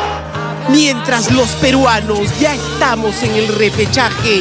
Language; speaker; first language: Spanish; native; Spanish